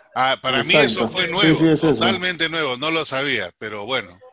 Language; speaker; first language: Spanish; native; Spanish